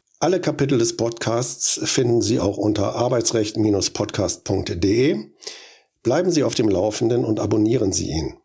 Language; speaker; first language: German; native; German